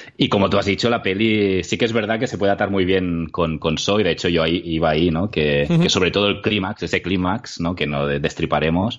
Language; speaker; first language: Spanish; native; Spanish